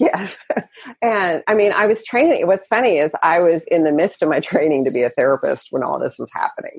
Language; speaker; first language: English; native; English